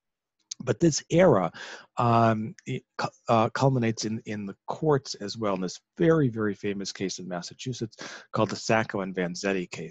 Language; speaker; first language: English; native; English